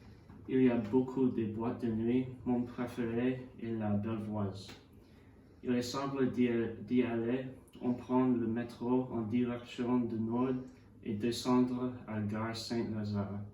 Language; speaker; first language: French; non-native, learner; English